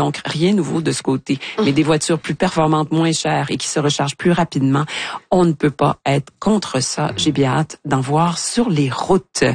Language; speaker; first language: French; native; French